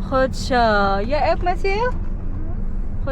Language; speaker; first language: Dutch; non-native, learner; Waray